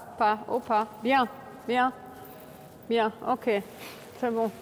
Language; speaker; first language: French; non-native, fluent; German